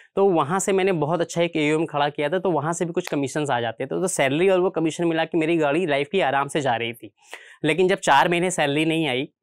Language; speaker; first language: Hindi; native; Hindi